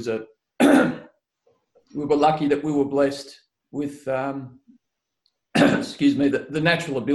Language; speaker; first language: English; native; English